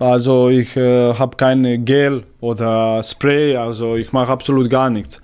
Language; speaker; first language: German; non-native, learner; Croatian